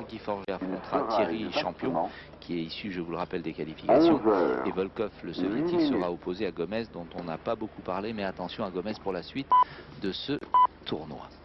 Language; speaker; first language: French; native; French